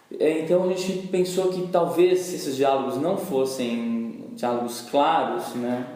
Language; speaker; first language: Portuguese; native; Portuguese